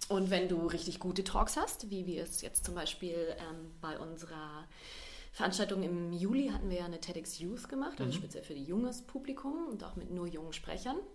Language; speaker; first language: German; native; German